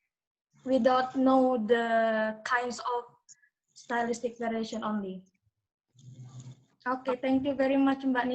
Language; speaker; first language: English; non-native, learner; Indonesian